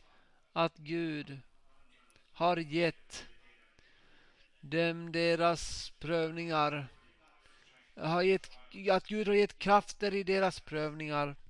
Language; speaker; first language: Swedish; non-native, local second language; Finnish